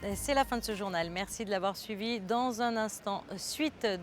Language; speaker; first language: French; native; French